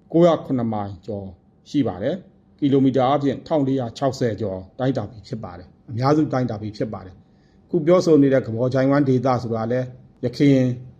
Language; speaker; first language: Burmese; native; Burmese